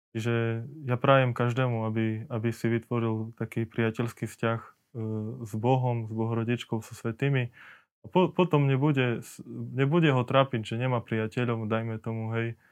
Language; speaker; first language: Slovak; native; Slovak